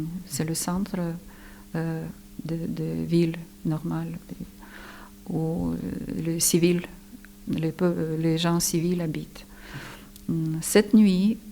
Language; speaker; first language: French; non-native, fluent; Ukrainian